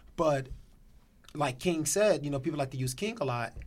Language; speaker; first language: English; native; English